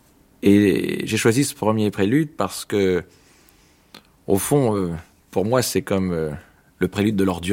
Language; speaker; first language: French; native; French